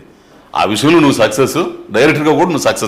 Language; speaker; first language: Telugu; native; Telugu